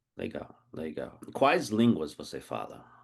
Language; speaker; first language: Portuguese; non-native, fluent; English